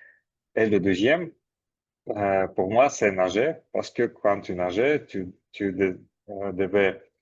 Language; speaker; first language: French; non-native, learner; Armenian